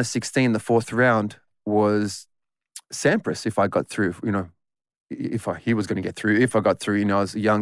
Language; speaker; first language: English; native; English